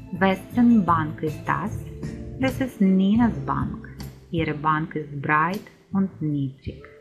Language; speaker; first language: German; non-native, fluent; Ukrainian